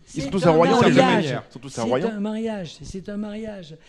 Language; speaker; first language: French; native; French